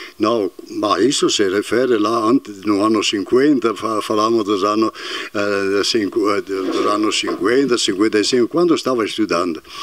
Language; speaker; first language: Portuguese; non-native, fluent; Italian